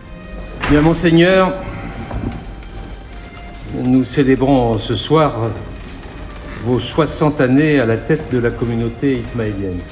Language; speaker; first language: French; native; French